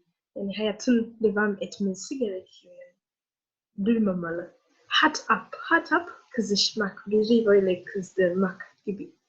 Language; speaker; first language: Turkish; non-native, learner; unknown